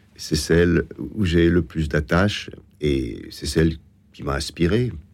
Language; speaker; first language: French; native; French